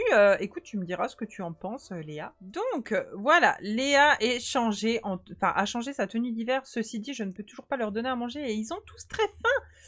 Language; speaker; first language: French; native; French